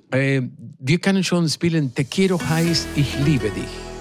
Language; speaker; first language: German; non-native, learner; Spanish